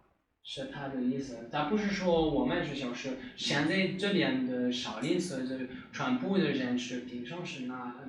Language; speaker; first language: Chinese; non-native, learner; French